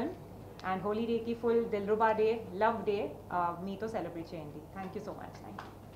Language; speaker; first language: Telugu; non-native, learner; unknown